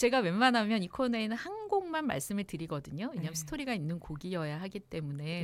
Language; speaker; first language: Korean; native; Korean